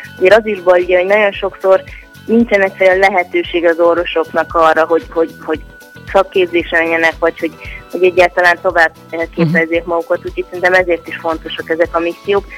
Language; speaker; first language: Hungarian; native; Hungarian